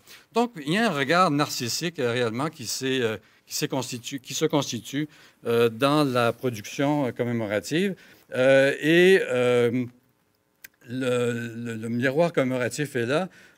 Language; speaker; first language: French; native; French